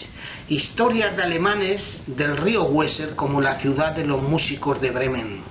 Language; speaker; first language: Spanish; native; Spanish